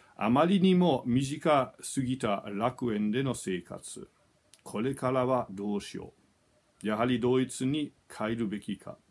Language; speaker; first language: Japanese; non-native, fluent; German